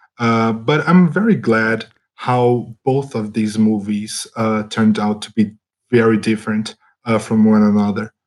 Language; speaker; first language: English; non-native, fluent; Portuguese